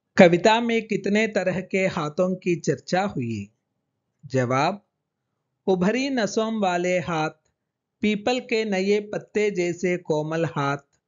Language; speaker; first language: Hindi; non-native, local second language; Telugu